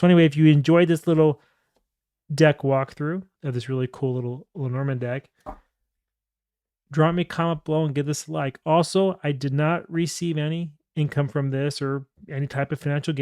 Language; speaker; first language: English; native; English